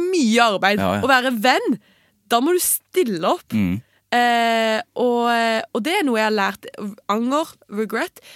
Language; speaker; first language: Norwegian; early bilingual, heritage; Norwegian